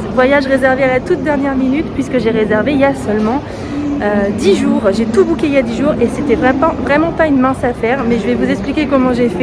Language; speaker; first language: French; native; French